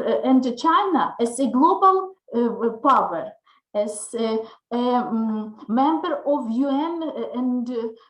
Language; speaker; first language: English; non-native, learner; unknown